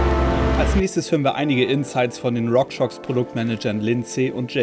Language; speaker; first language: German; native; German